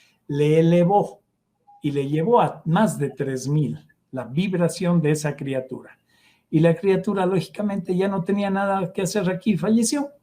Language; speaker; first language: Spanish; native; Spanish